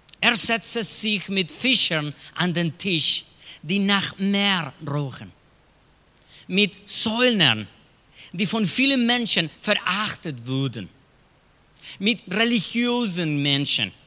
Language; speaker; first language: German; non-native, learner; Spanish